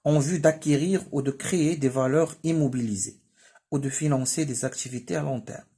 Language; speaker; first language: French; non-native, local second language; Arabic